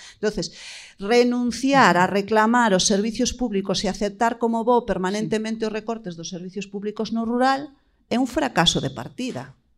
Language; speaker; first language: Galician; native; Galician